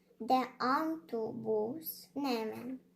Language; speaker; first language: German; non-native, learner; Ukrainian